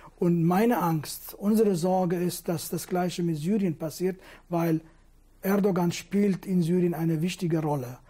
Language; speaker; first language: German; non-native, fluent; Kurdish